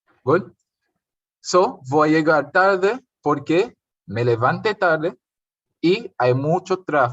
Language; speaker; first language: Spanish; non-native, fluent; English